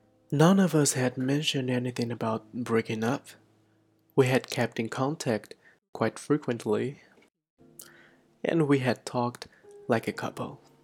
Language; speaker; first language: English; non-native, fluent; Chinese